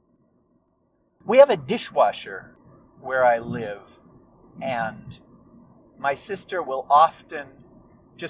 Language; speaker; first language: English; native; English